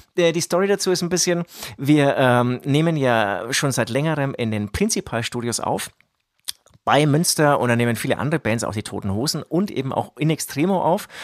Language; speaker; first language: German; native; German